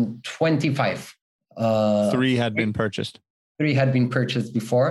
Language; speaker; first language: English; non-native, fluent; Spanish